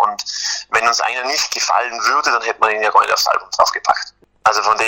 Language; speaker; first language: German; native; German